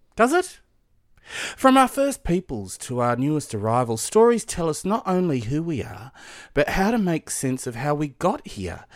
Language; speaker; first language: English; native; English